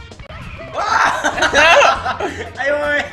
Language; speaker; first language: Spanish; native; Spanish